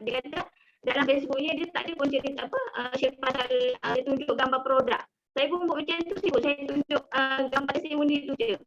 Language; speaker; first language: Malay; native; Malay